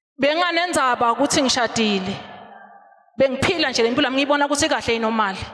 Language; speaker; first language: Zulu; non-native, local second language; Swati